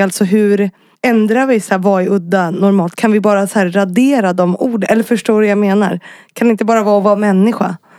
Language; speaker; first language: Swedish; native; Swedish